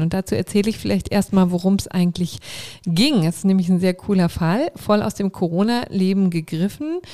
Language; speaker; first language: German; native; German